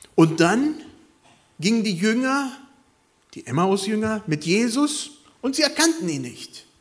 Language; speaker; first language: German; native; German